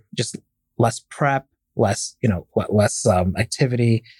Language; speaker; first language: English; non-native, fluent; Arabic